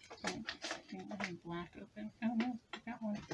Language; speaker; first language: English; native; English